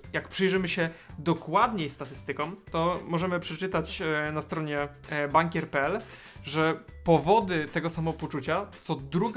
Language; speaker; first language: Polish; native; Polish